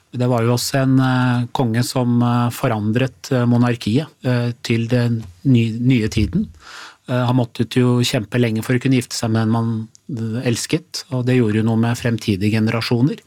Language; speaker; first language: Norwegian; native; Norwegian